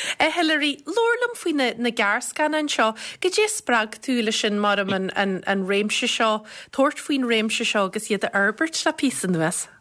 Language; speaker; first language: Irish; native; Irish